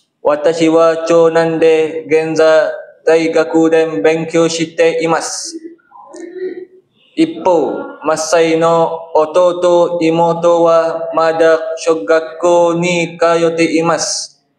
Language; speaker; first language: Japanese; non-native, learner; Malay